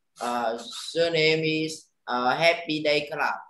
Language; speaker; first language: English; non-native, learner; Vietnamese